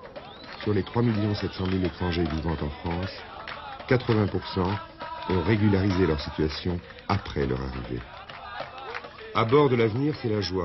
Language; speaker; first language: French; native; French